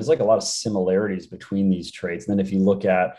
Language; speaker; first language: English; native; English